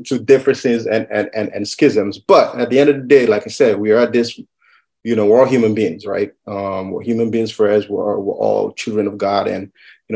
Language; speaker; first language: English; non-native, local second language; Yoruba